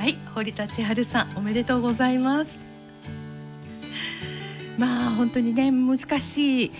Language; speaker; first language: Japanese; native; Japanese